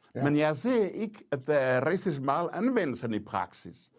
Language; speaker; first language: Danish; non-native, fluent; Portuguese